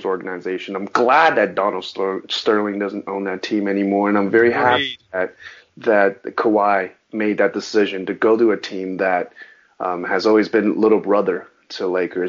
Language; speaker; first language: English; early bilingual, other home language; Chinese